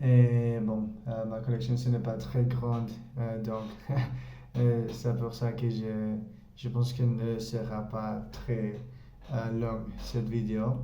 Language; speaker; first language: French; non-native, learner; Spanish